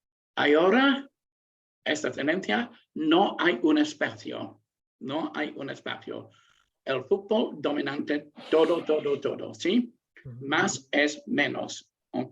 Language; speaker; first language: Spanish; non-native, learner; English